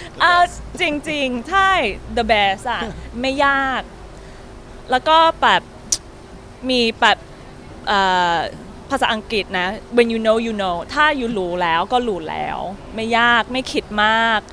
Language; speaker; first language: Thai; non-native, learner; English